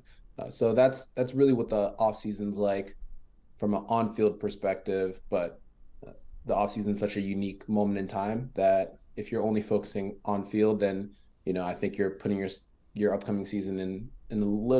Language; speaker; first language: English; early bilingual, other home language; French